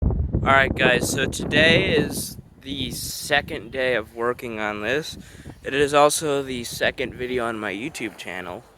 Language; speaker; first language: English; native; English